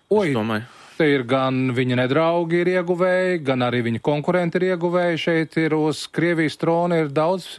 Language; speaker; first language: Latvian; native; Latvian